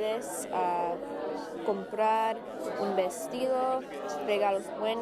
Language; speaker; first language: Spanish; non-native, fluent; English